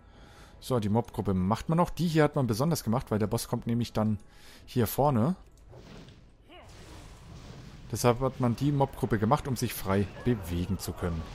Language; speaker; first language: German; native; German